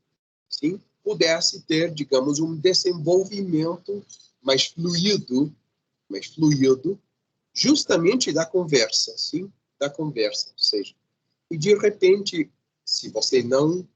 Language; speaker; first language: Portuguese; non-native, fluent; Spanish